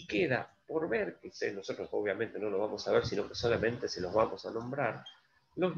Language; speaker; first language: Spanish; native; Spanish